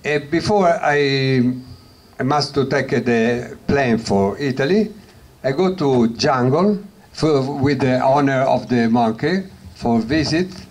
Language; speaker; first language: English; non-native, learner; Italian